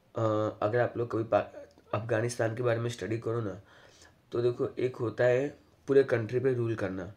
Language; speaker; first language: Hindi; non-native, local second language; Gujarati